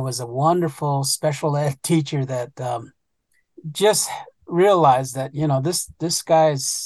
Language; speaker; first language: English; early bilingual, other home language; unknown